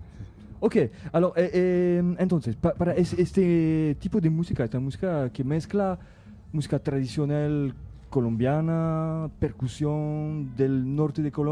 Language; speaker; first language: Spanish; non-native, learner; French